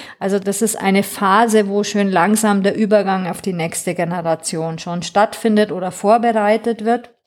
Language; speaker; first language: German; non-native, fluent; Greek